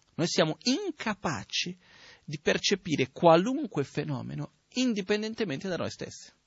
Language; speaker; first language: Italian; non-native, fluent; Portuguese